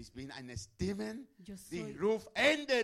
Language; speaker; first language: German; non-native, learner; Spanish